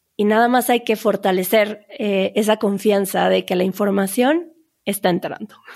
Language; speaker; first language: Spanish; native; Spanish